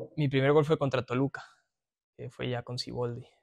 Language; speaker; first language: Spanish; native; Spanish